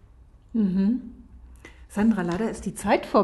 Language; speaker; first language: German; native; German